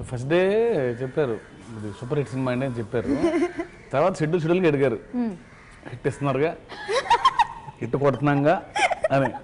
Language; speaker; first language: Telugu; native; Telugu